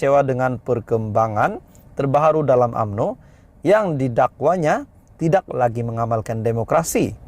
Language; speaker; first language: Malay; native; Malay